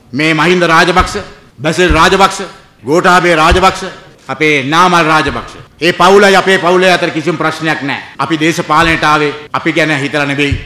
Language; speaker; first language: Sinhala; native; Sinhala